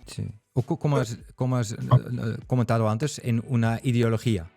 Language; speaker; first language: Spanish; non-native, fluent; Dutch